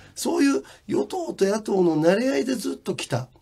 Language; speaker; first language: Japanese; native; Japanese